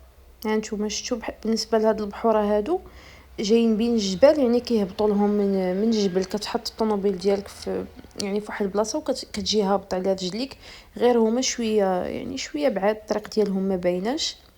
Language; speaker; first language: Arabic; native; Arabic